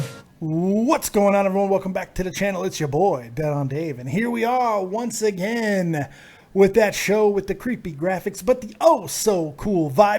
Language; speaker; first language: English; native; English